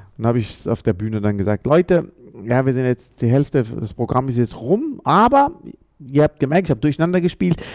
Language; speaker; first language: German; early bilingual, other home language; Amharic